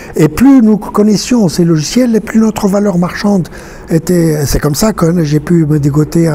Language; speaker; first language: French; non-native, local second language; Arabic